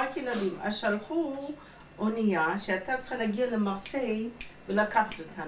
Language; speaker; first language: Hebrew; non-native, fluent; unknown